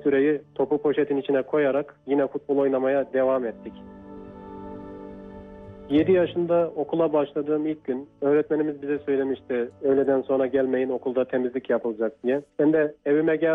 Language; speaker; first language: Turkish; native; Turkish